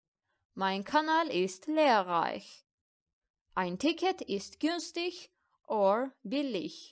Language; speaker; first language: German; non-native, learner; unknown